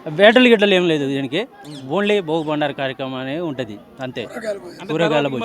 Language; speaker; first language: Telugu; non-native, local second language; Lambadi